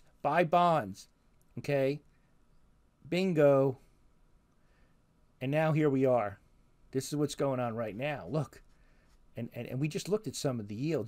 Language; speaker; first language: English; native; English